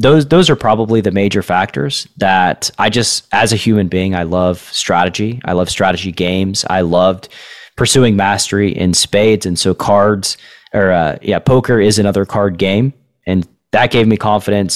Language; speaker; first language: English; native; English